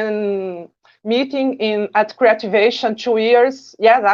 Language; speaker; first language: English; non-native, learner; Portuguese